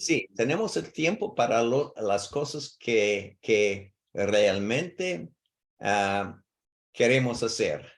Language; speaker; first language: Spanish; non-native, learner; English